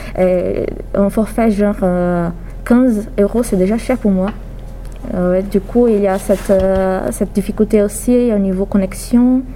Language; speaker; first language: French; non-native, fluent; Portuguese